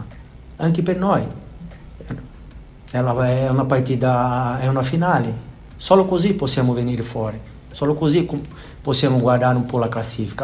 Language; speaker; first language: Italian; non-native, fluent; Portuguese